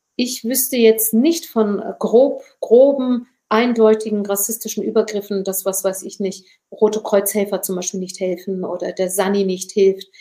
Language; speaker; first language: German; early bilingual, other home language; Turkish